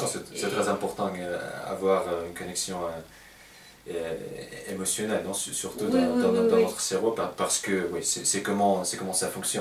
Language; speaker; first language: French; non-native, fluent; Russian